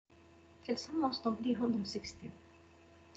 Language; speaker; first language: Swedish; non-native, learner; Arabic